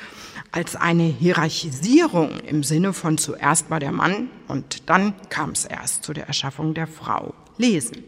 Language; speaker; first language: German; native; German